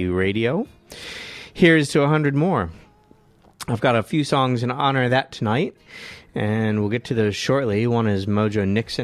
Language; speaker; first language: English; native; English